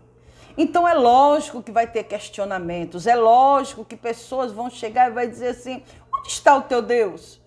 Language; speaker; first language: Portuguese; native; Portuguese